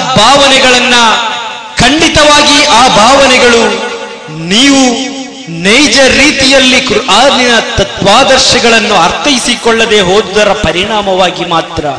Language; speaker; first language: Kannada; non-native, local second language; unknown